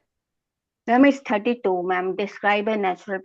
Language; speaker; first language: English; non-native, learner; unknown